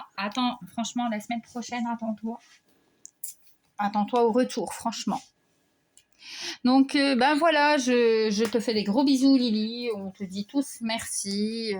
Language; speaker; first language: French; native; French